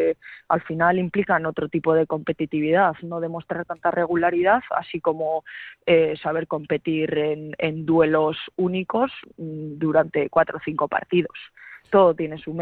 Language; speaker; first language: Spanish; native; Spanish